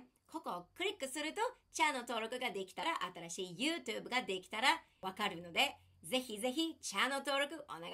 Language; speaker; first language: Japanese; non-native, fluent; English